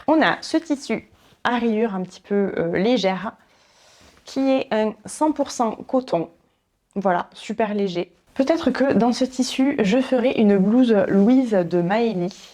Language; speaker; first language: French; native; French